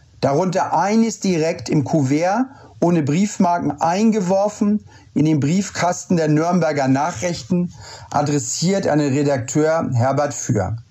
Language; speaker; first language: German; native; German